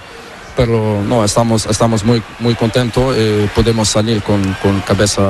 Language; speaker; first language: Spanish; non-native, learner; Portuguese